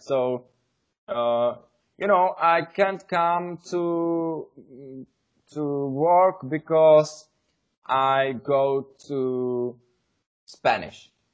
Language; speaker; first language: English; non-native, learner; Czech